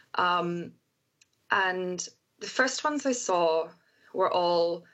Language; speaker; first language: English; native; English